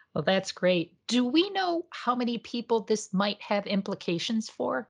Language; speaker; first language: English; native; English